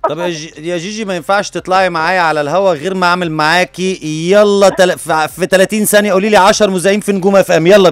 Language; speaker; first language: Arabic; native; Arabic